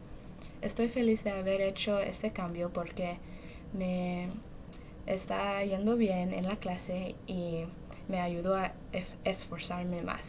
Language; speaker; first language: Spanish; early bilingual, heritage; Spanish